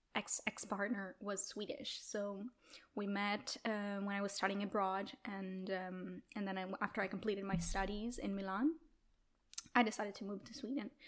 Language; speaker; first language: English; non-native, fluent; Italian